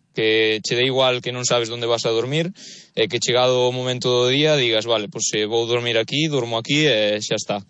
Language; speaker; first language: Galician; native; Galician